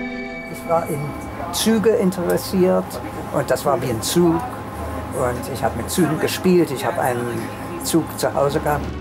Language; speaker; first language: German; early bilingual, heritage; German